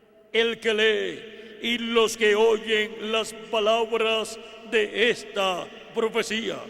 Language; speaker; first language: Spanish; native; Spanish